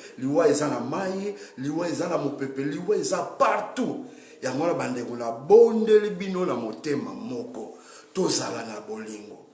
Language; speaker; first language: Lingala; non-native, local second language; Kongo